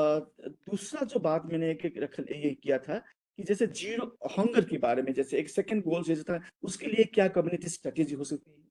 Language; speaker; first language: Hindi; non-native, local second language; Odia